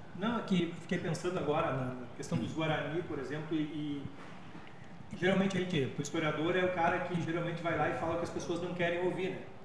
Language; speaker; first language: Portuguese; native; Portuguese